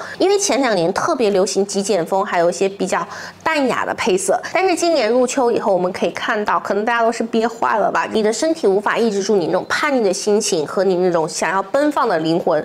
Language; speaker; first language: Chinese; native; Chinese